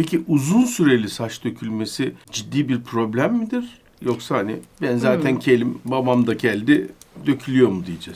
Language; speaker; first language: Turkish; native; Turkish